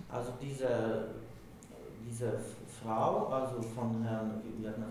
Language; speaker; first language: German; non-native, fluent; Polish